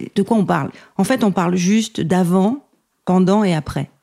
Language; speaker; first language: French; native; French